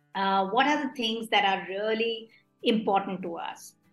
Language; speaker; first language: English; non-native, local second language; Hindi